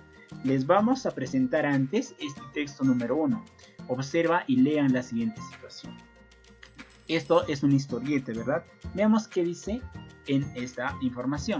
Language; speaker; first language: Spanish; native; Spanish